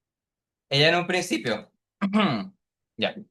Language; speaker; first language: Spanish; native; Spanish